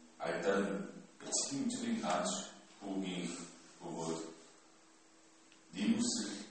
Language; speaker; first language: Mongolian; non-native, learner; Korean